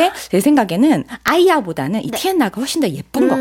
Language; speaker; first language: Korean; native; Korean